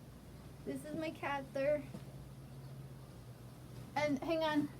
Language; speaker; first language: English; native; English